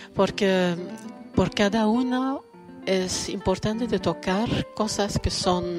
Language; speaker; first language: Spanish; non-native, learner; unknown